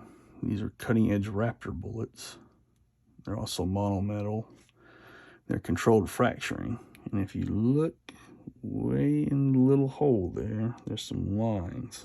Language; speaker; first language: English; native; English